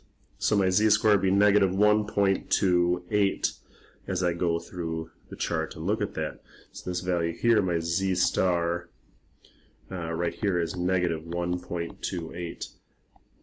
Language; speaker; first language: English; native; English